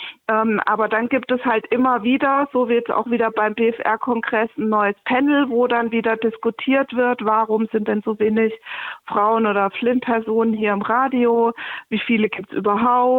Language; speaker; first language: German; native; German